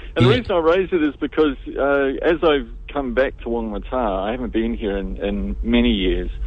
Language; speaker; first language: English; native; English